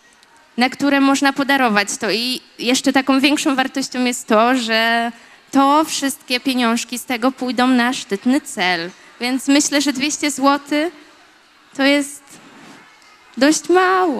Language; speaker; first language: Polish; native; Polish